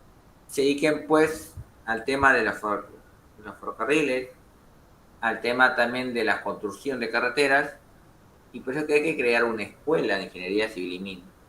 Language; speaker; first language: Spanish; native; Spanish